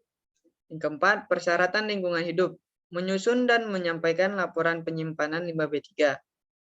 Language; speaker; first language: Indonesian; native; Indonesian